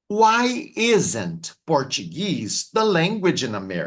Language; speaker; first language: English; non-native, fluent; Portuguese